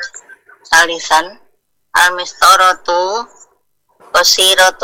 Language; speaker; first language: Arabic; non-native, learner; Indonesian